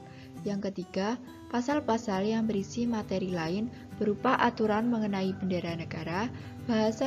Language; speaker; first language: Indonesian; native; Indonesian